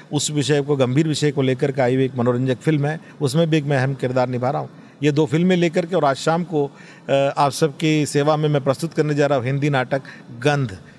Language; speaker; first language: Hindi; non-native, local second language; Marathi